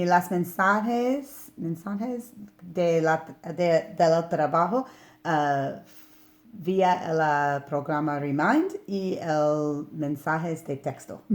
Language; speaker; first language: Spanish; non-native, learner; English